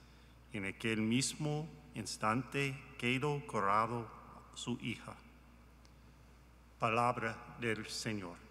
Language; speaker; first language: Spanish; non-native, learner; English